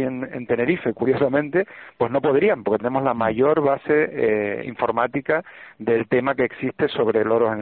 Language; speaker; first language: Spanish; native; Spanish